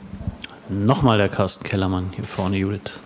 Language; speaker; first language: German; native; German